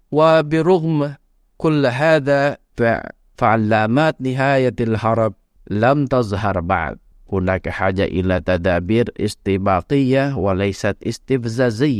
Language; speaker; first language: Arabic; non-native, fluent; Indonesian